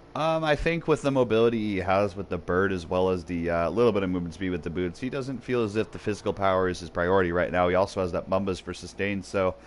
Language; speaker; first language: English; native; English